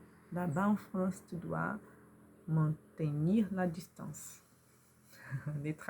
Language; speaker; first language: French; non-native, learner; Portuguese